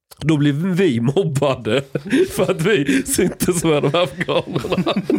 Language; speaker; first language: Swedish; native; Swedish